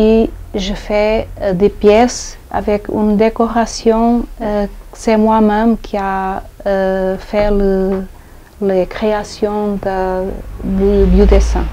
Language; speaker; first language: French; non-native, fluent; Portuguese